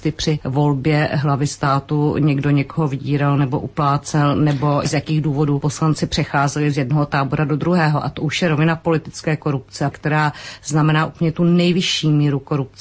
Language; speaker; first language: Czech; native; Czech